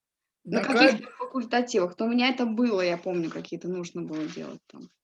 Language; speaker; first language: Russian; native; Russian